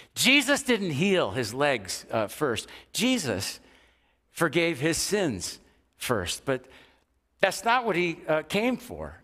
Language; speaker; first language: English; native; English